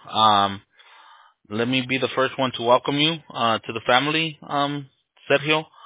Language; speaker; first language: English; early bilingual, other home language; Spanish